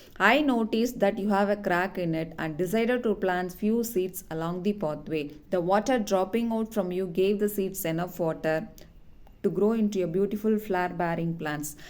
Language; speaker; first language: English; non-native, local second language; Tamil